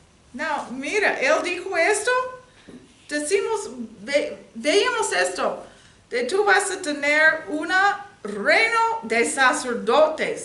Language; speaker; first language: Spanish; non-native, learner; English